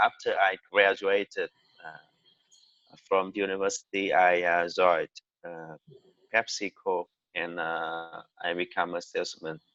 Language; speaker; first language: English; non-native, learner; Vietnamese